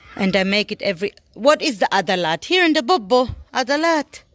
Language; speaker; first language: English; non-native, learner; German